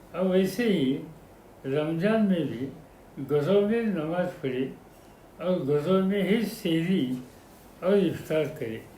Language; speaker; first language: Hindi; non-native, local second language; Marathi